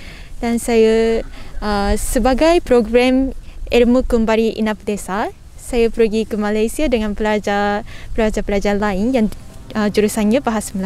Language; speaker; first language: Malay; non-native, fluent; Japanese